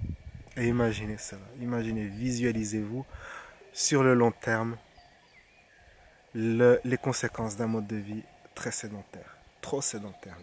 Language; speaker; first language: French; non-native, fluent; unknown